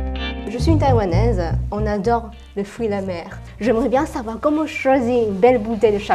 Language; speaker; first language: French; non-native, fluent; Chinese